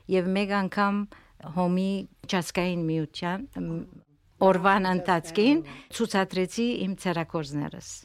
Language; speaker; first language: Armenian; early bilingual, heritage; Armenian